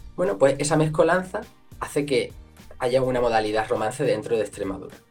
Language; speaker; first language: Spanish; non-native, local second language; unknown